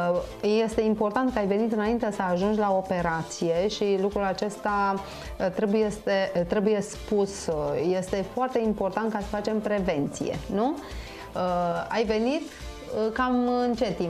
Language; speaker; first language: Romanian; native; Romanian